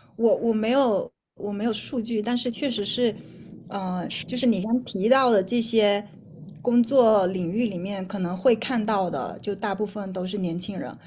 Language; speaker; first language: Chinese; native; Chinese